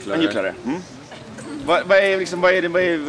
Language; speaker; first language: Swedish; native; Swedish